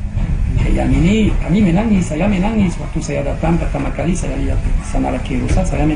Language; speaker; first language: Indonesian; non-native, fluent; French